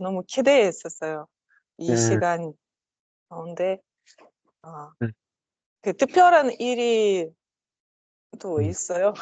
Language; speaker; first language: Korean; non-native, learner; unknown